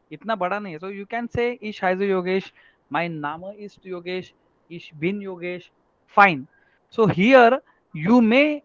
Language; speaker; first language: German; non-native, learner; Marathi